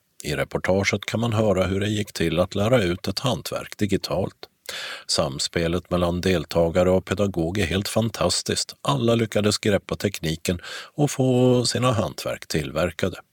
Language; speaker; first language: Swedish; native; Swedish